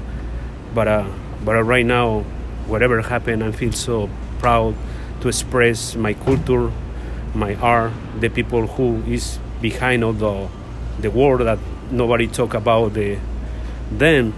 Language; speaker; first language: English; non-native, learner; Spanish